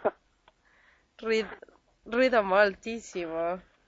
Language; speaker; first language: Italian; non-native, learner; Spanish